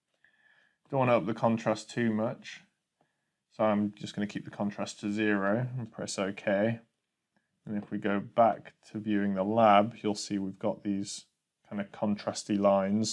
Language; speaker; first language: English; native; English